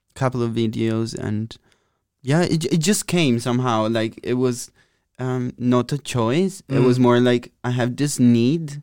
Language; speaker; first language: English; non-native, fluent; Italian